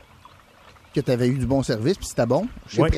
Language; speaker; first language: French; native; French